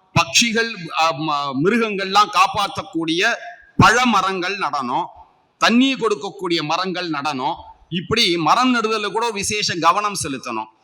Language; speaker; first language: Tamil; native; Tamil